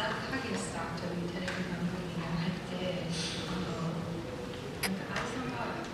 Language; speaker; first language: Japanese; non-native, fluent; English